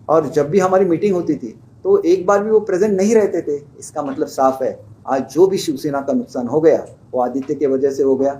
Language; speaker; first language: Hindi; non-native, local second language; Marathi